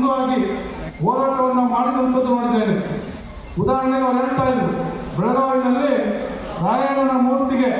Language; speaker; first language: Kannada; native; Kannada